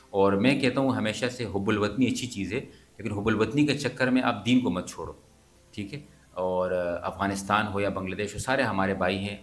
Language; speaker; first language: Urdu; non-native, local second language; Pashto